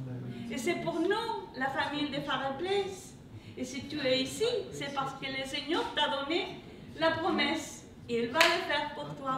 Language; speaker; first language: French; non-native, learner; English